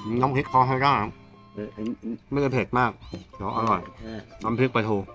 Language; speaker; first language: Thai; native; Thai